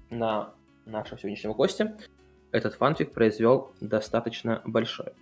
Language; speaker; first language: Russian; native; Russian